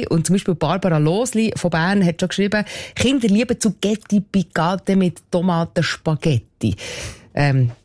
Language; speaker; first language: German; native; German